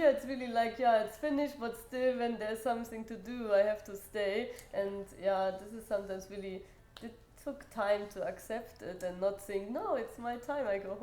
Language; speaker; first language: English; non-native, fluent; German